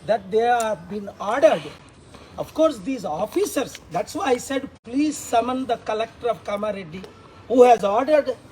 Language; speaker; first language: English; non-native, local second language; Telugu